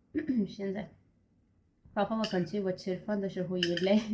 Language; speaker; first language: Chinese; non-native, fluent; Urdu